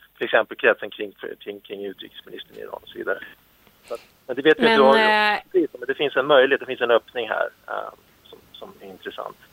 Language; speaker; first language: Swedish; native; Swedish